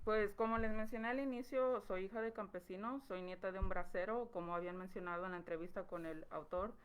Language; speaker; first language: Spanish; early bilingual, heritage; Spanish